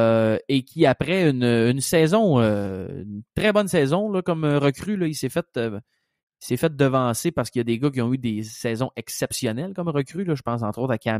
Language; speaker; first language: French; native; French